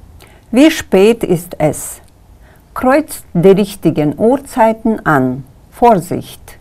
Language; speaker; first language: German; non-native, fluent; Kyrgyz